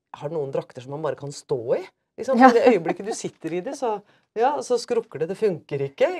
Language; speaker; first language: Norwegian; native; Norwegian